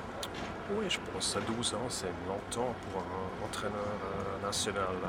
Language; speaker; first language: French; non-native, local second language; German